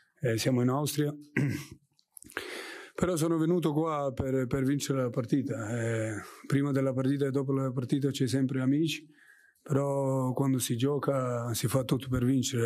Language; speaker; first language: Italian; non-native, fluent; German